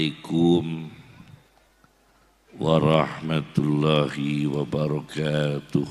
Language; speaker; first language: Indonesian; native; Indonesian